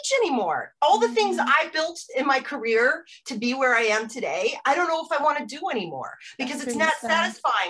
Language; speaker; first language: English; native; English